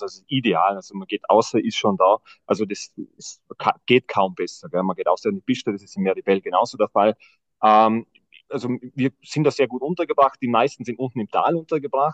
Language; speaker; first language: German; native; German